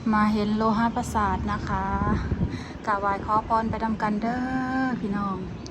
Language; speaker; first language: Thai; native; Thai